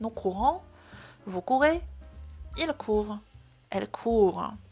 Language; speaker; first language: French; non-native, fluent; Polish